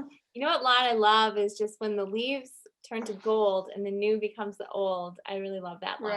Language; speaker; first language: English; native; English